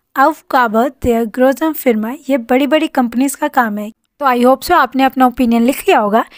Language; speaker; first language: Hindi; native; Hindi